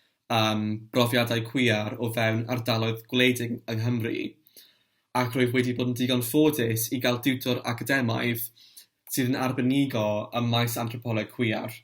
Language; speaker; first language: Welsh; non-native, local second language; English